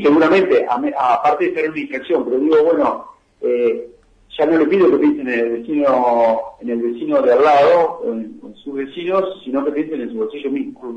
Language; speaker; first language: Spanish; native; Spanish